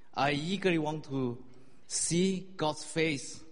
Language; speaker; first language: English; non-native, fluent; Chinese